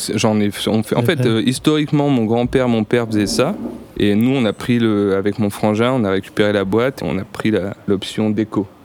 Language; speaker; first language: French; native; French